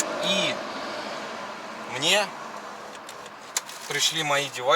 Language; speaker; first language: Russian; native; Russian